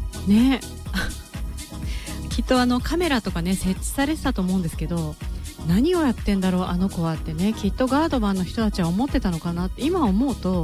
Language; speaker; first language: Japanese; native; Japanese